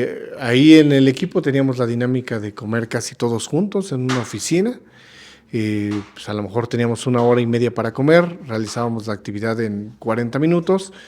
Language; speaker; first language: Spanish; native; Spanish